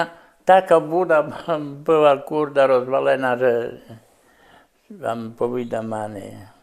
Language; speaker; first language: Polish; non-native, local second language; Rusyn